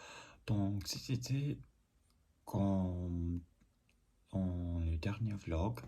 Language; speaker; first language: French; non-native, learner; English